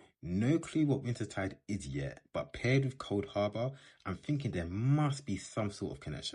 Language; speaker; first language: English; native; English